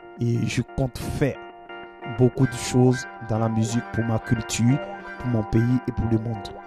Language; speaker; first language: French; non-native, local second language; Dyula